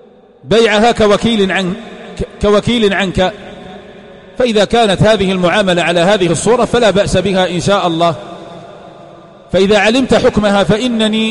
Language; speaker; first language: Arabic; native; Arabic